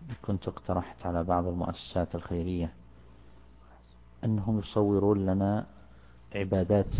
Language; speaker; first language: Arabic; native; Arabic